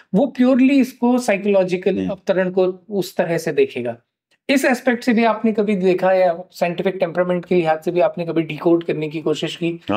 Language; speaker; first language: Hindi; native; Hindi